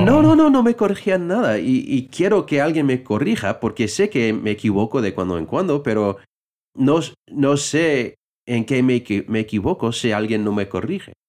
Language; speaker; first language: Spanish; non-native, fluent; English